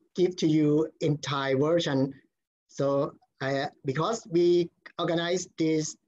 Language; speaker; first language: English; non-native, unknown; Thai